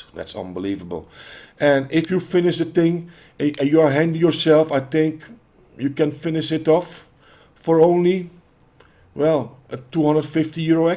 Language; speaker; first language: English; non-native, fluent; Dutch